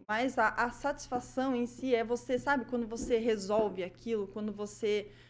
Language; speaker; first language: Portuguese; native; Portuguese